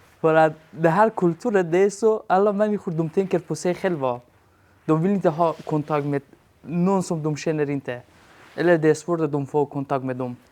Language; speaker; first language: Swedish; non-native, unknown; Persian